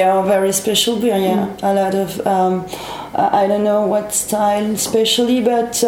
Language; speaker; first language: English; non-native, learner; French